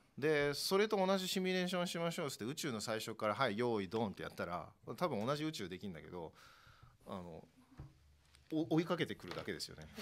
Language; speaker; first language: Japanese; native; Japanese